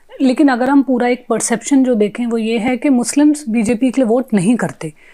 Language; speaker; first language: Hindi; native; Hindi